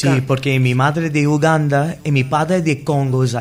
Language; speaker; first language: Spanish; non-native, learner; English